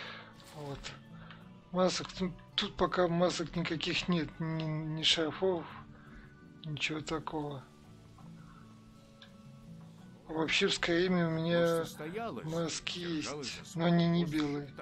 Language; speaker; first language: Russian; native; Russian